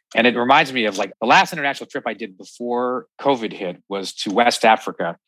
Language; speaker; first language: English; native; English